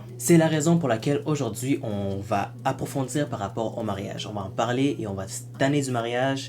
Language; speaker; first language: French; native; French